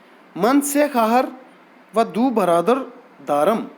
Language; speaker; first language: Persian; non-native, fluent; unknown